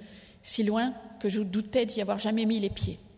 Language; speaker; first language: French; native; French